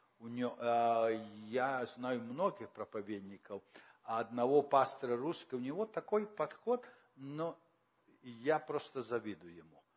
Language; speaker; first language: Russian; early bilingual, heritage; Russian